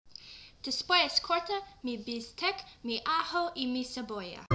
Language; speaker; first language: Spanish; non-native, learner; English